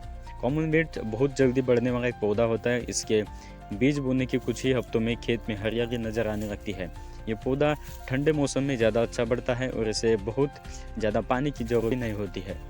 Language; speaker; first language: Hindi; native; Hindi